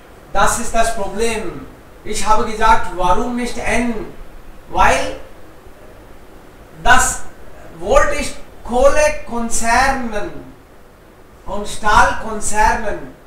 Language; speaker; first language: German; non-native, fluent; Hindi